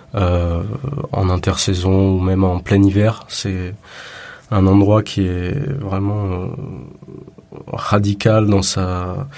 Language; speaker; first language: French; native; French